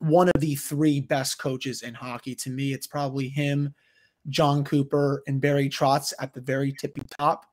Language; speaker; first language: English; native; English